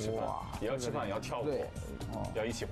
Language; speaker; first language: Chinese; native; Chinese